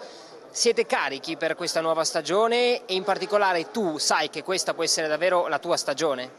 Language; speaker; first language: Italian; native; Italian